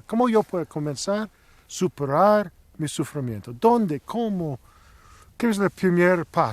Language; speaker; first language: Spanish; non-native, learner; English